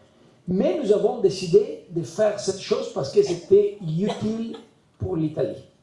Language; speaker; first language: French; non-native, learner; Italian